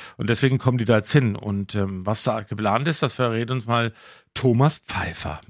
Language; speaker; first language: German; native; German